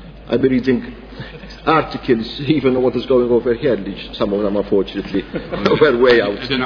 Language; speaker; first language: English; non-native, local second language; Maltese